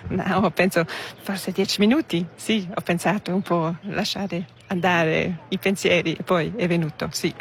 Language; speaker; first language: Italian; non-native, local second language; Romansh